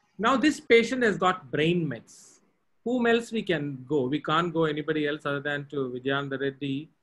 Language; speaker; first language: English; non-native, local second language; Tamil